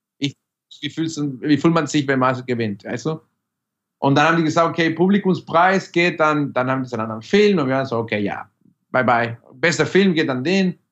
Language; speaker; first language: German; non-native, fluent; Spanish